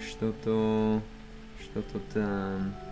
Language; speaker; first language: Russian; non-native, learner; English